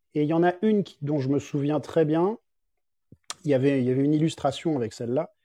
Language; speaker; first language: French; native; French